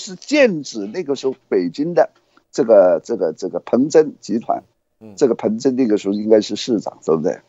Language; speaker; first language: Chinese; non-native, fluent; Cantonese